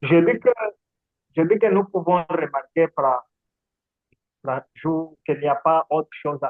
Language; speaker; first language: French; non-native, learner; Portuguese